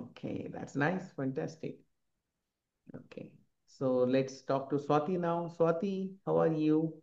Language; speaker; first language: English; non-native, local second language; Marathi